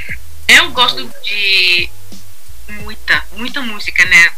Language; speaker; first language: Portuguese; non-native, learner; English